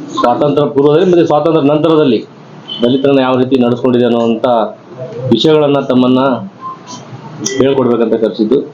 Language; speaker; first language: Kannada; non-native, local second language; Lambadi